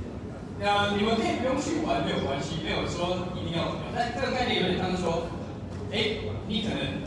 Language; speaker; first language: Chinese; native; Chinese